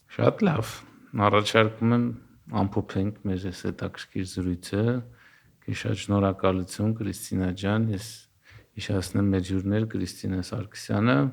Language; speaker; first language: Armenian; native; Armenian